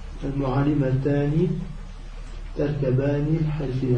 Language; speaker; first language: Arabic; non-native, learner; French